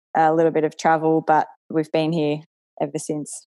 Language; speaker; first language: English; native; English